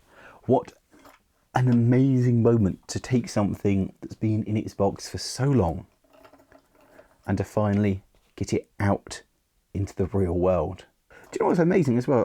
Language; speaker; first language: English; native; English